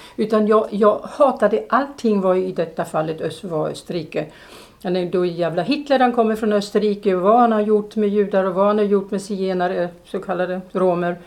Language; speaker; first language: Swedish; non-native, fluent; German